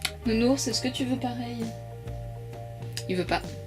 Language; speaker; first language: French; native; French